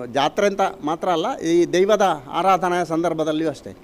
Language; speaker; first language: Kannada; non-native, local second language; Tulu